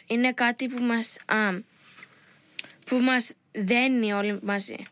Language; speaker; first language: Greek; early bilingual, heritage; Greek